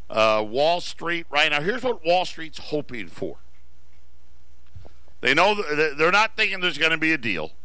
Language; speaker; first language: English; native; English